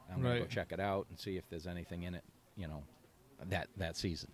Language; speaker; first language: English; native; English